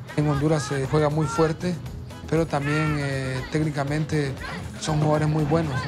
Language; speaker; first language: Spanish; native; Spanish